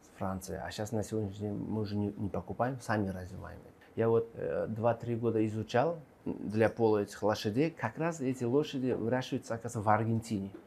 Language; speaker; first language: Russian; non-native, local second language; Uzbek